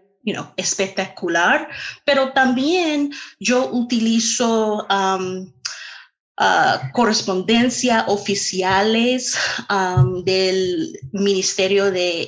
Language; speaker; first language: Spanish; non-native, fluent; English